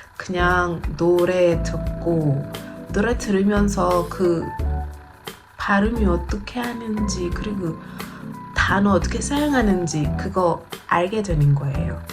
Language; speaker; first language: Korean; non-native, learner; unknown